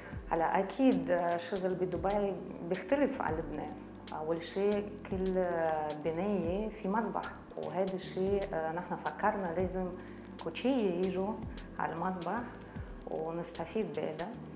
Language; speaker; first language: Arabic; non-native, fluent; Russian